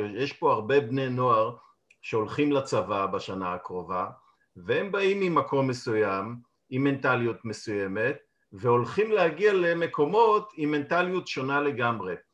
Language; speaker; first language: Hebrew; native; Hebrew